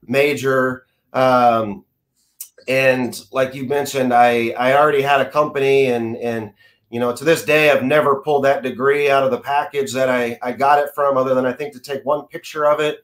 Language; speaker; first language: English; native; English